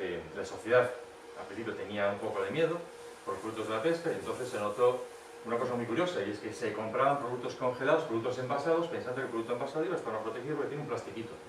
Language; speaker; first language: Spanish; native; Spanish